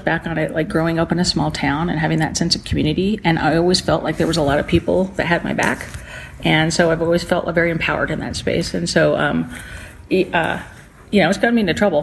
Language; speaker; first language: English; native; English